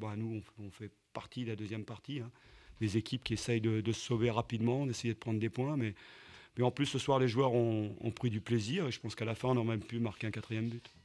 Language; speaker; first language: French; native; French